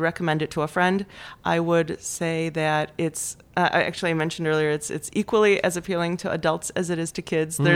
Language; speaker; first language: English; early bilingual, other home language; Polish